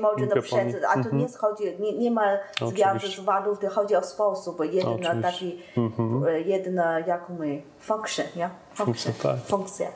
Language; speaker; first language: Polish; non-native, learner; Chinese